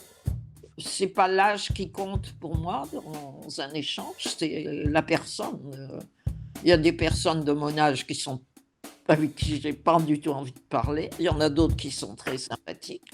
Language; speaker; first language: French; native; French